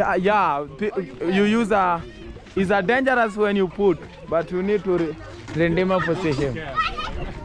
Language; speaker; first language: English; non-native, learner; Swahili